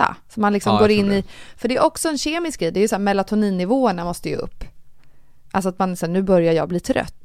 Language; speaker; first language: Swedish; native; Swedish